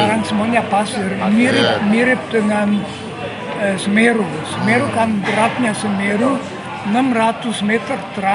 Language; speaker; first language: Indonesian; non-native, fluent; German